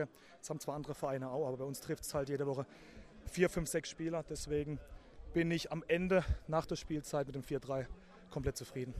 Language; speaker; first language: German; native; German